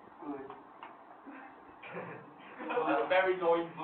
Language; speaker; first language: English; non-native, learner; Chinese